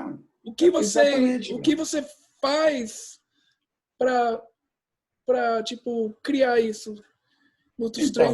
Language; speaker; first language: Portuguese; early bilingual, heritage; English